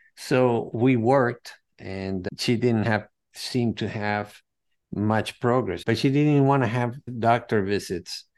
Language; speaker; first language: English; non-native, fluent; Spanish